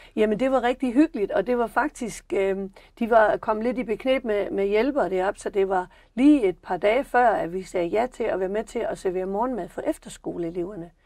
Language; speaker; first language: Danish; native; Danish